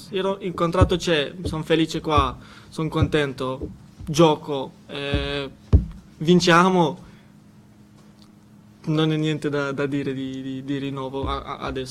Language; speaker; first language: Italian; non-native, learner; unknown